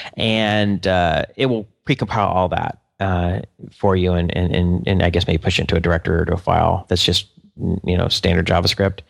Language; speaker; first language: English; native; English